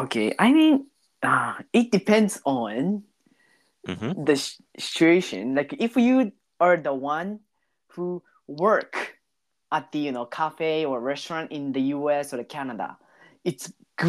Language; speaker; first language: English; non-native, learner; Japanese